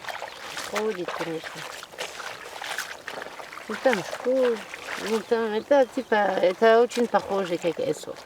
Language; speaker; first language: Russian; non-native, fluent; French